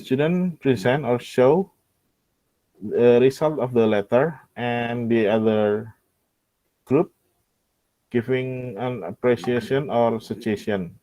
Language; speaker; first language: English; non-native, local second language; Indonesian